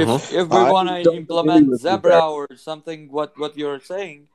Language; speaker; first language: English; non-native, fluent; Albanian